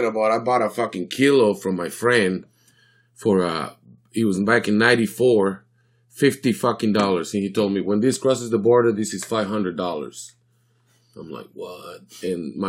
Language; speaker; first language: English; non-native, fluent; Spanish